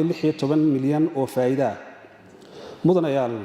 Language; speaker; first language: Somali; native; Somali